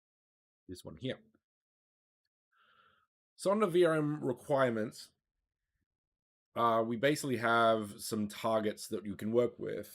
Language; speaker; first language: English; native; English